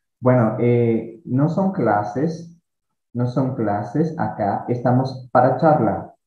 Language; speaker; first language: Spanish; non-native, fluent; Portuguese